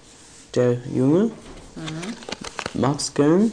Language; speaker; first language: German; non-native, learner; English